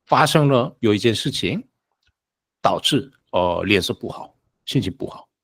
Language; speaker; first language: Chinese; non-native, fluent; Korean